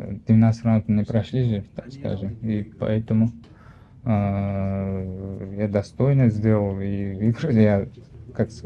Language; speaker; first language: Russian; non-native, learner; Uzbek